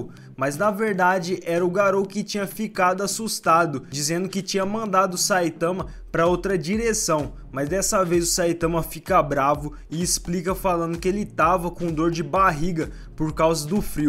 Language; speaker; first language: Portuguese; native; Portuguese